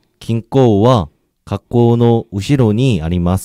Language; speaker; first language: Japanese; non-native, learner; Korean